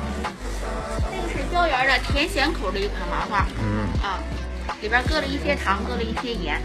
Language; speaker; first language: Chinese; native; Chinese